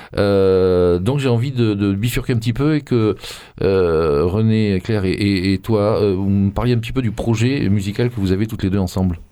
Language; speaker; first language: French; native; French